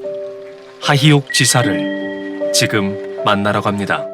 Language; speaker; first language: Korean; native; Korean